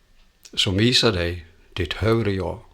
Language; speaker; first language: Swedish; non-native, fluent; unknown